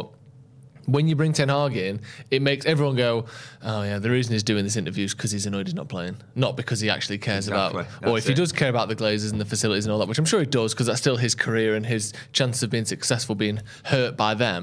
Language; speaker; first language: English; native; English